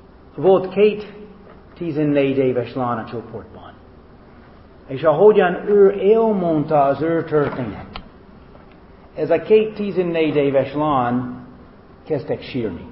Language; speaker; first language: Hungarian; non-native, fluent; English